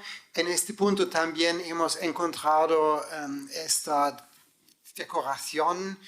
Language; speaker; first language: Spanish; non-native, fluent; German